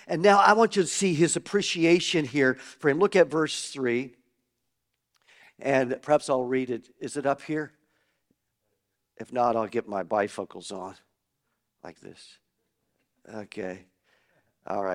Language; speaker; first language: English; native; English